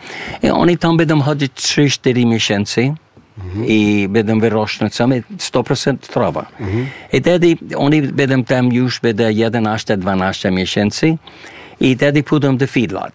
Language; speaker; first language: Polish; early bilingual, heritage; English